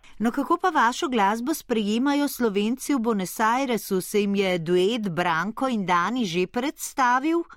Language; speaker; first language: Slovenian; native; Slovenian